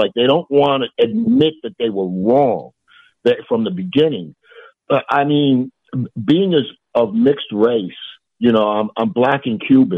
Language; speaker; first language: English; native; English